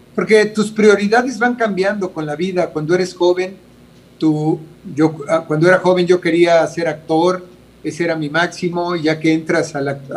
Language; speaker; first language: Spanish; native; Spanish